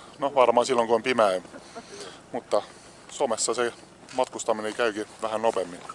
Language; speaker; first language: Finnish; native; Finnish